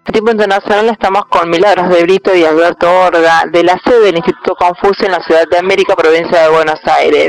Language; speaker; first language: Spanish; native; Spanish